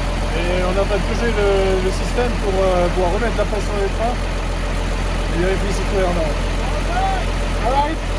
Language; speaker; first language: French; native; French